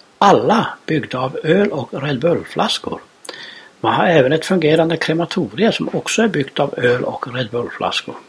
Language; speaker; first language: Swedish; native; Swedish